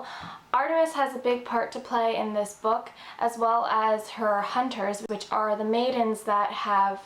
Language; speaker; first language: English; native; English